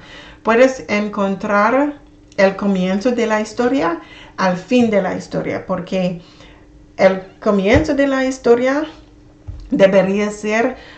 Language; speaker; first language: Spanish; non-native, learner; English